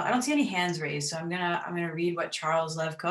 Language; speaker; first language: English; native; English